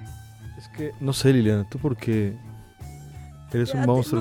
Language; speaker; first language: Spanish; native; Spanish